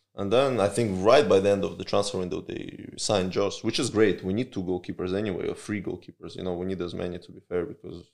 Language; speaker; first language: English; early bilingual, other home language; Russian